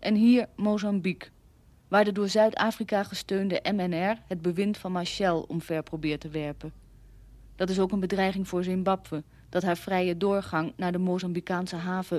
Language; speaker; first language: Dutch; native; Dutch